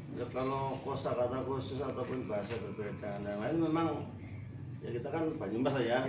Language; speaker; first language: Indonesian; non-native, local second language; Javanese